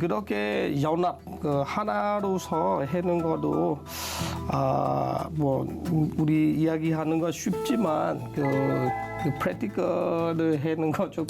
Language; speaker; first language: Korean; non-native, learner; S'gaw Karen